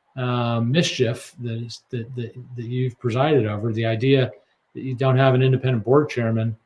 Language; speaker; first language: English; native; English